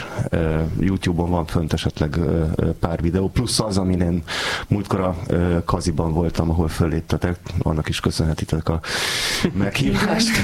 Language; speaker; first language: Hungarian; native; Hungarian